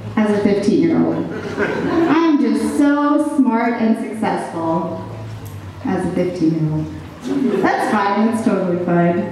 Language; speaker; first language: English; native; English